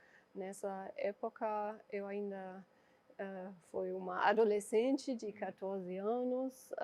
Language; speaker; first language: Portuguese; non-native, fluent; German